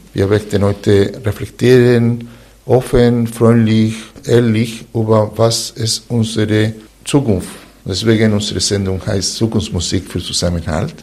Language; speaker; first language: German; non-native, fluent; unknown